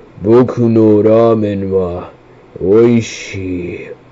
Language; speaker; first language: Japanese; non-native, learner; English